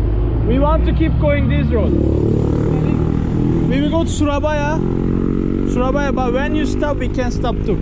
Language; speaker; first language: English; non-native, learner; Turkish